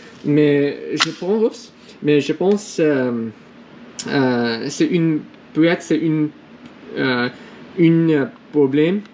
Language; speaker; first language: French; non-native, learner; English